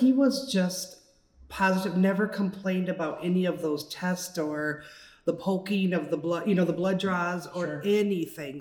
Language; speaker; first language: English; native; English